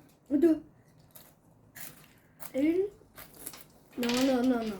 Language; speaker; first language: French; native; French